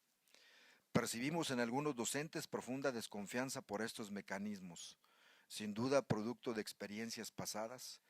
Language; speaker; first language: Spanish; native; Spanish